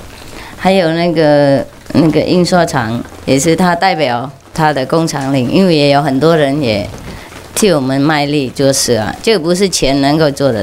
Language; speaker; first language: Chinese; non-native, fluent; Vietnamese